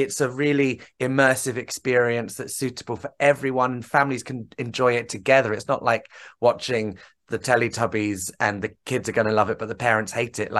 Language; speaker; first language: English; native; English